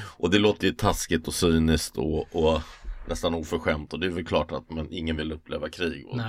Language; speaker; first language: Swedish; native; Swedish